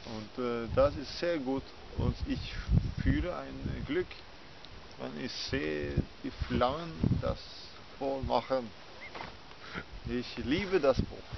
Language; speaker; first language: German; non-native, learner; Danish